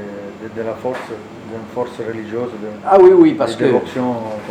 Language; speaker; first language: French; non-native, learner; Italian